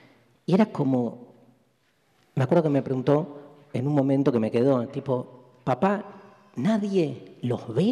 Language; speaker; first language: Spanish; native; Spanish